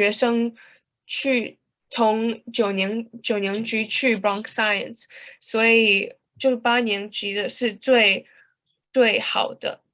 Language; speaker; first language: Chinese; early bilingual, heritage; Chinese